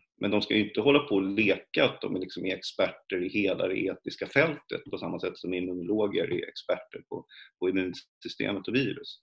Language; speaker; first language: Swedish; native; Swedish